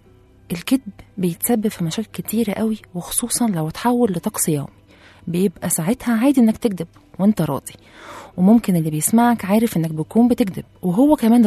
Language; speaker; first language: Arabic; native; Arabic